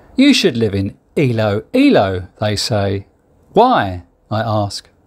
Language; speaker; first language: English; native; English